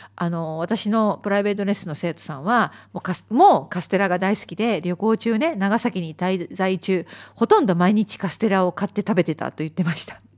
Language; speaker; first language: Japanese; native; Japanese